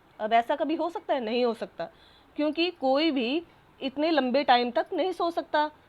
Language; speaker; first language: Hindi; native; Hindi